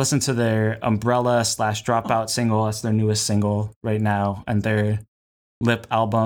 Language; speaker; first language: English; native; English